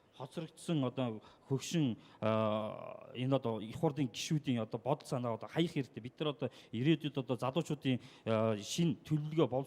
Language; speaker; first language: Mongolian; non-native, local second language; Kazakh